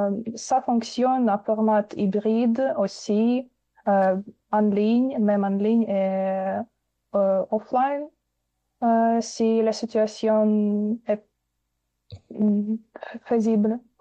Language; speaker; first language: French; non-native, fluent; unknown